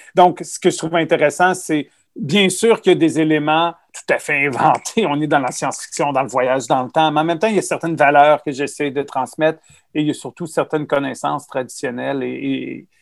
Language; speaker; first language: French; native; French